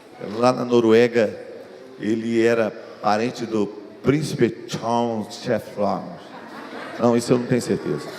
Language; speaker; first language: Portuguese; native; Portuguese